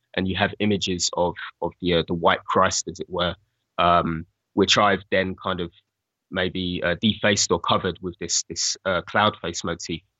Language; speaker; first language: English; native; English